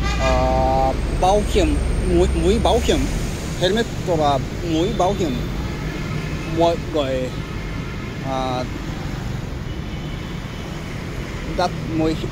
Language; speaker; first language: Vietnamese; non-native, learner; Japanese